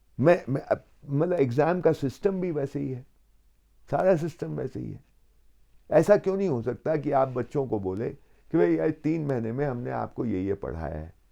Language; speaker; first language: Hindi; native; Hindi